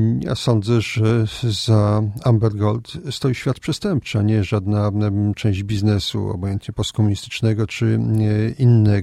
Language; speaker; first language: Polish; native; Polish